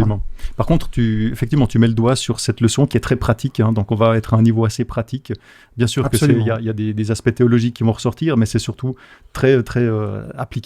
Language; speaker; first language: French; native; French